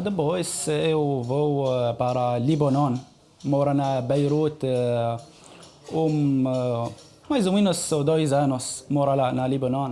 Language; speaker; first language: Portuguese; non-native, learner; Arabic